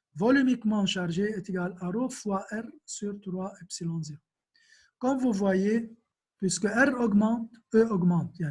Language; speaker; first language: French; non-native, local second language; Arabic